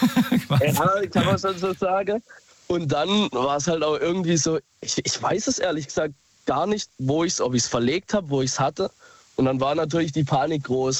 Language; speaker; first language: German; native; German